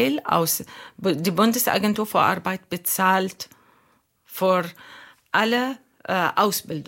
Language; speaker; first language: German; non-native, learner; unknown